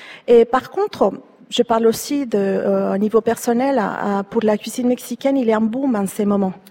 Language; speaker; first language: French; non-native, fluent; Spanish